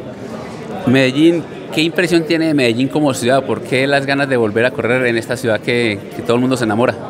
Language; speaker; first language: Spanish; native; Spanish